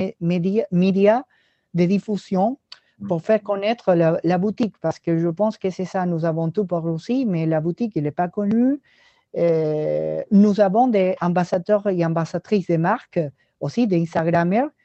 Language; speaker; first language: French; non-native, learner; Spanish